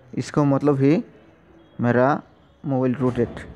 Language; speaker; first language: Hindi; non-native, learner; Bangla